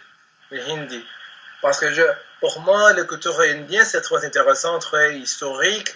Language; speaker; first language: French; non-native, learner; Spanish